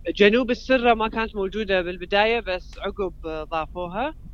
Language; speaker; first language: Arabic; early bilingual, heritage; Arabic